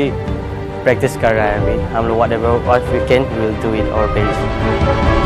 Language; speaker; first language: Hindi; non-native, local second language; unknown